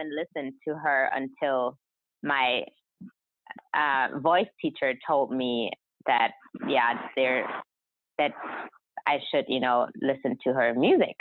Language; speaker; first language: English; non-native, fluent; German